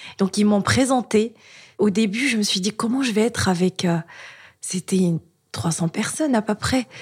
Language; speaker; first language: French; non-native, local second language; Arabic